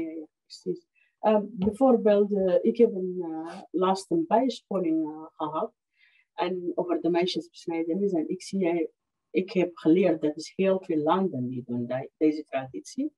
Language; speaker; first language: Dutch; non-native, fluent; Arabic